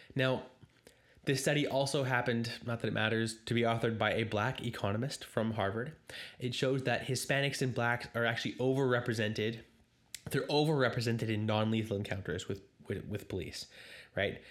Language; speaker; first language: English; native; English